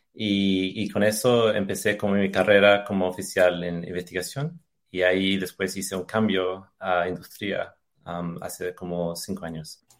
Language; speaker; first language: Spanish; early bilingual, heritage; English